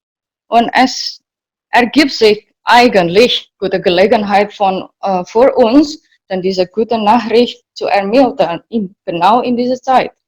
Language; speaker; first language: German; non-native, learner; Indonesian